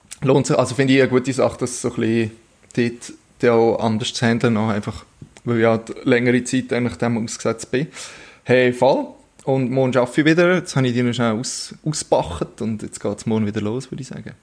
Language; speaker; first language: German; native; German